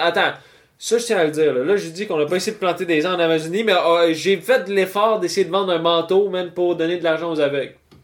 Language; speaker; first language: French; native; French